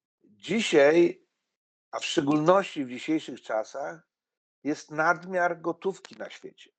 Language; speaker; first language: Polish; native; Polish